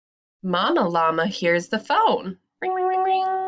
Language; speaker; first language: English; native; English